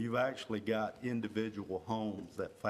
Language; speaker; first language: English; native; English